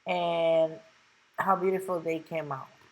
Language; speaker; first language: English; non-native, local second language; Spanish